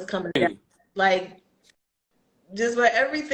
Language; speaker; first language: English; native; English